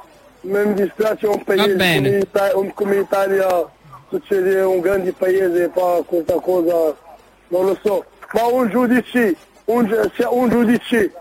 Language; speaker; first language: Italian; non-native, learner; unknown